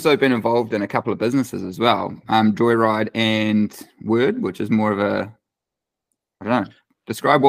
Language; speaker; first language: English; native; English